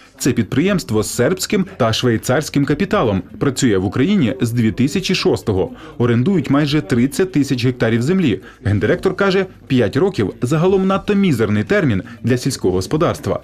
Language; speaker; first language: Ukrainian; native; Ukrainian